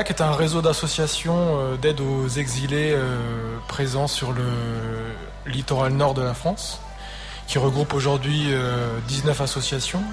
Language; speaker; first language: French; native; French